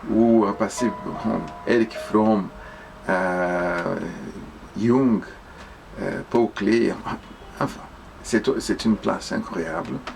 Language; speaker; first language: French; non-native, fluent; Portuguese